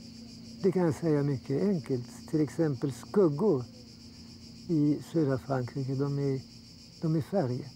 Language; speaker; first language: Swedish; early bilingual, heritage; Swedish